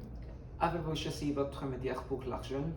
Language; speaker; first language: French; non-native, learner; Spanish